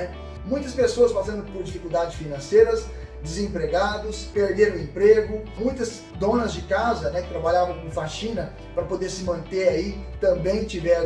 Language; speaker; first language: Portuguese; native; Portuguese